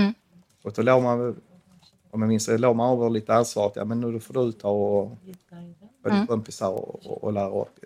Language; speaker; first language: Swedish; native; Swedish